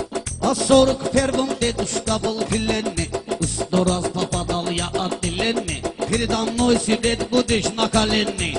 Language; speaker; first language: Russian; non-native, learner; Talysh